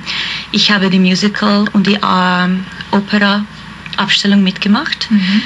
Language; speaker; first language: German; non-native, fluent; Hungarian